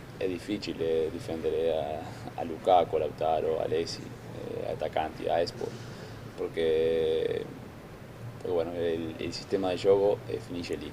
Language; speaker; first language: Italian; non-native, fluent; Spanish